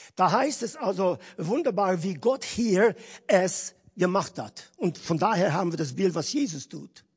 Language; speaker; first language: German; non-native, fluent; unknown